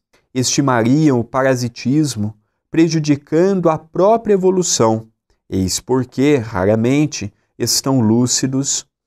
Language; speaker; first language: Portuguese; native; Portuguese